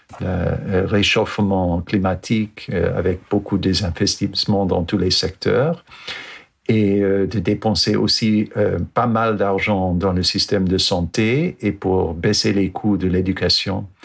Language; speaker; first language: French; non-native, fluent; English